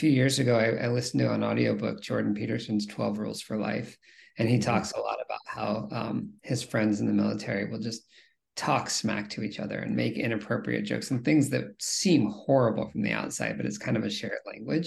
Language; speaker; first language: English; native; English